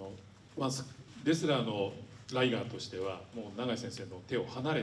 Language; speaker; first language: Japanese; native; Japanese